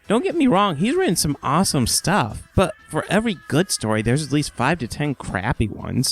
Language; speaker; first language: English; native; English